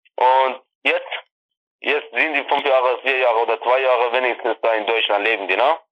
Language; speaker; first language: German; non-native, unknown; Persian